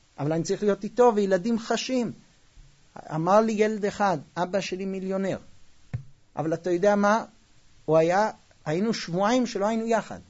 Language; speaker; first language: Hebrew; non-native, fluent; English